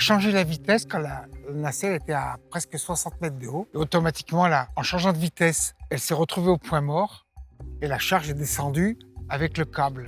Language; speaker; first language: French; native; French